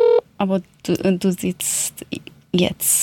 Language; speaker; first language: German; non-native, learner; Persian